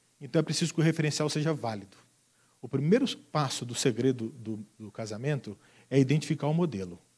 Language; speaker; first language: Portuguese; native; Portuguese